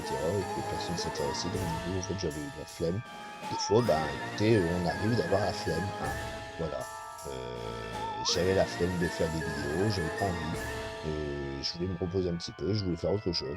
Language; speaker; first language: French; native; French